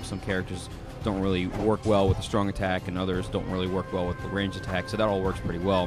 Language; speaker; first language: English; native; English